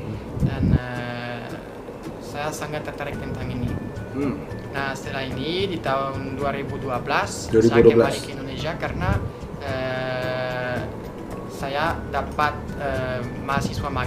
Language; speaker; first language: Indonesian; non-native, fluent; French